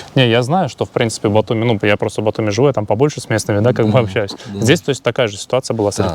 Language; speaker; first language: Russian; native; Russian